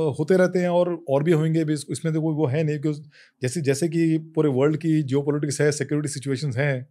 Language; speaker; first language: Hindi; native; Hindi